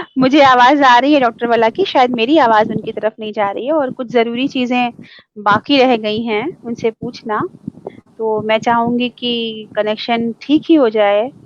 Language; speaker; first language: Urdu; non-native, local second language; Hindi